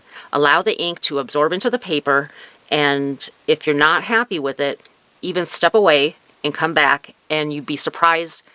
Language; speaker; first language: English; native; English